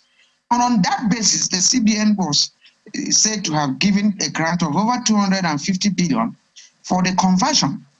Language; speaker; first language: English; non-native, local second language; Igbo